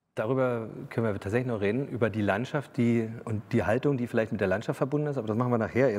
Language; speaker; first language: German; native; German